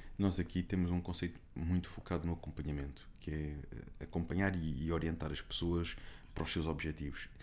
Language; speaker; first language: Portuguese; native; Portuguese